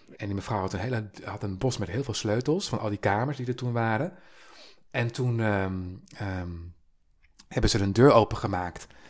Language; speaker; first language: Dutch; native; Dutch